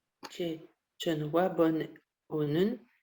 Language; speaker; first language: Korean; non-native, learner; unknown